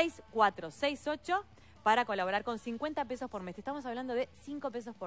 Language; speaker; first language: Spanish; native; Spanish